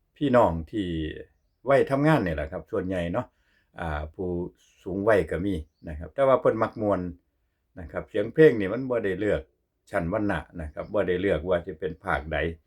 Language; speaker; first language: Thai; native; Thai